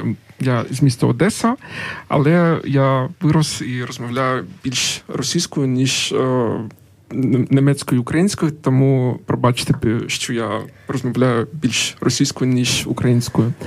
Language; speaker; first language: Ukrainian; non-native, local second language; Russian